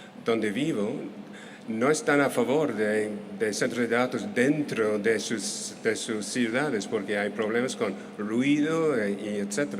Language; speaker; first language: Spanish; non-native, fluent; English